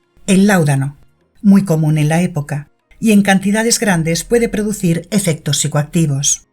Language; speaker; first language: Spanish; native; Spanish